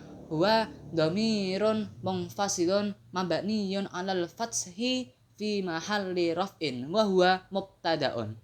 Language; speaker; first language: Arabic; non-native, learner; Indonesian